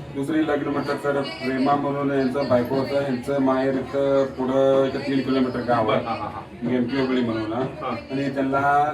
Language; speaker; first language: Marathi; non-native, local second language; Kannada